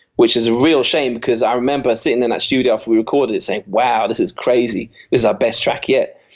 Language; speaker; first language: English; native; English